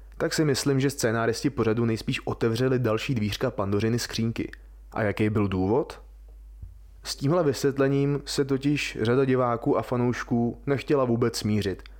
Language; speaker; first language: Czech; native; Czech